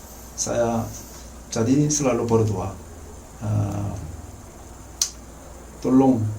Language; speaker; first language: Indonesian; non-native, fluent; Korean